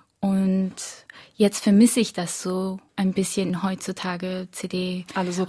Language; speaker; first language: German; early bilingual, other home language; Korean